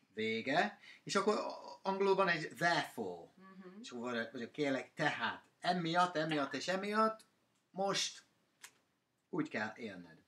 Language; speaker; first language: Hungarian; non-native, fluent; English